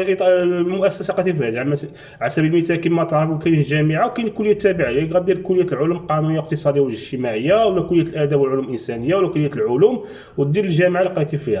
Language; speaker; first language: Arabic; native; Arabic